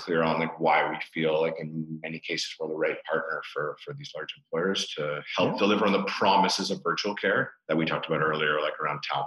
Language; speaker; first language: English; native; English